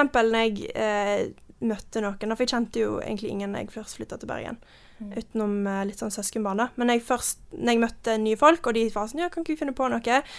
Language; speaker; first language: Norwegian; early bilingual, heritage; Norwegian